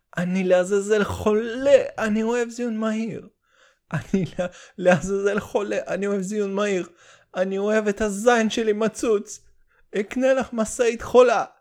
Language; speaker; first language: Hebrew; early bilingual, heritage; Hebrew